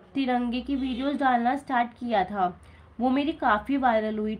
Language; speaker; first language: Hindi; native; Hindi